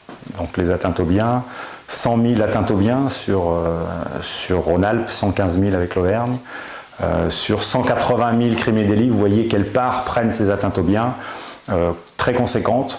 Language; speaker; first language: French; native; French